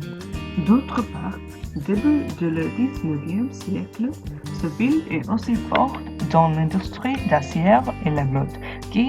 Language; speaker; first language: French; non-native, learner; English